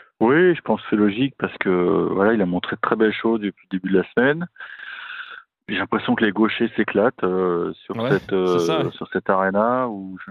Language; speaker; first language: French; native; French